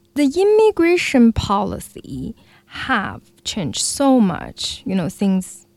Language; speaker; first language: English; non-native, fluent; Chinese